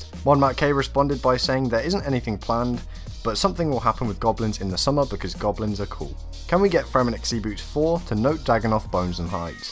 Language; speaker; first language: English; native; English